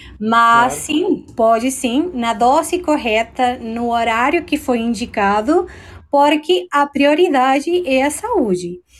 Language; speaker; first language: Portuguese; non-native, fluent; Spanish